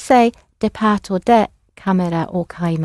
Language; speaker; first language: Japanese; non-native, fluent; English